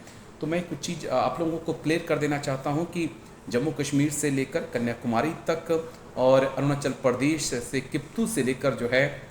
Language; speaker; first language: Hindi; native; Hindi